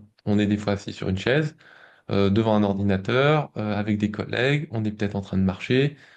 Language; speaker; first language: French; native; French